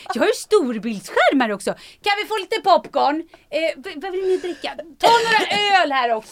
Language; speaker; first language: Swedish; native; Swedish